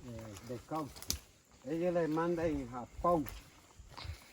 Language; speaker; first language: Spanish; non-native, local second language; Ticuna